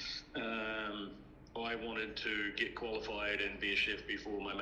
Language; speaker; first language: English; native; English